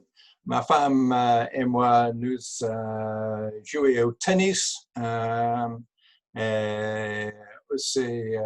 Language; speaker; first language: French; non-native, learner; English